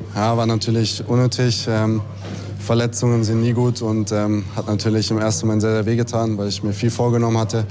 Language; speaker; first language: German; native; German